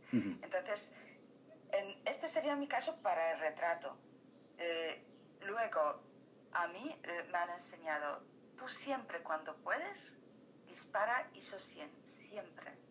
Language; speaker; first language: Spanish; non-native, fluent; Polish